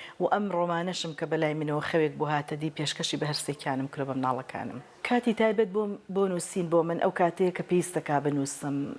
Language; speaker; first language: Central Kurdish; native; Central Kurdish